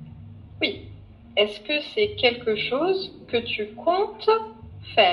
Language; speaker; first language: French; non-native, fluent; Arabic